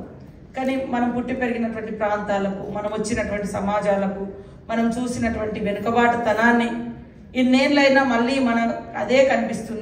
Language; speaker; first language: Telugu; native; Telugu